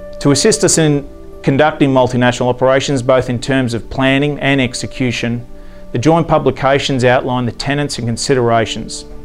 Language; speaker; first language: English; native; English